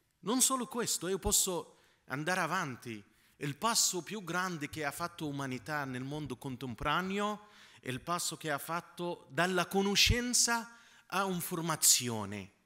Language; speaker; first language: Italian; non-native, fluent; Arabic